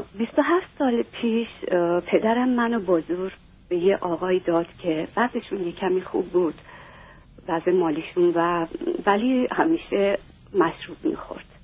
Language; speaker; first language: Persian; non-native, local second language; Armenian